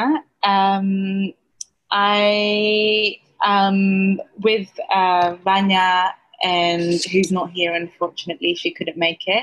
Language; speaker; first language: English; non-native, fluent; Greek